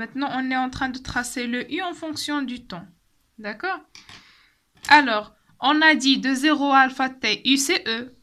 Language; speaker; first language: French; non-native, local second language; Arabic